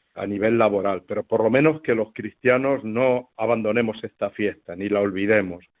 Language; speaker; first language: Spanish; native; Spanish